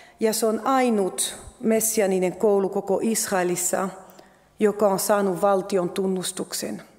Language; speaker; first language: Finnish; non-native, fluent; French